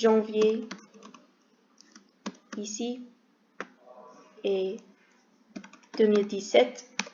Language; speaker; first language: French; non-native, learner; English